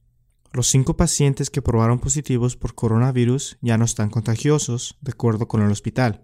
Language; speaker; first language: Spanish; native; Spanish